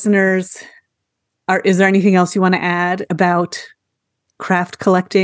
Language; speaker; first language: English; native; English